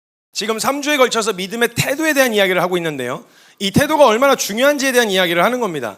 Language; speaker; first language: Korean; native; Korean